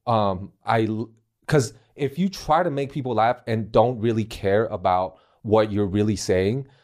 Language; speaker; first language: English; non-native, fluent; Chinese